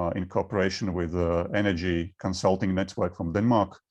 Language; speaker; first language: English; non-native, fluent; Latvian